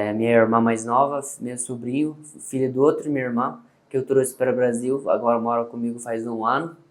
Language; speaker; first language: Portuguese; non-native, learner; Persian